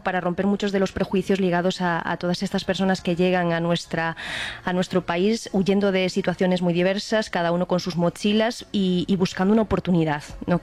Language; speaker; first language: Spanish; native; Spanish